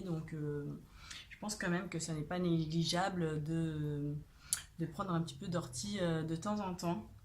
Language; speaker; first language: French; native; French